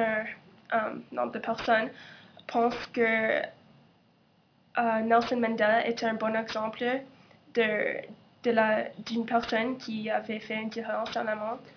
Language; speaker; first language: French; non-native, local second language; English